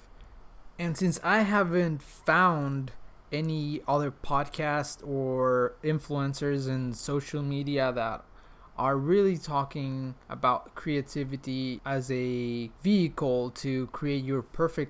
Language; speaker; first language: English; non-native, fluent; Spanish